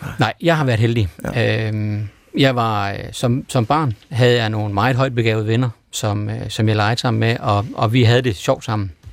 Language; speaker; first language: Danish; native; Danish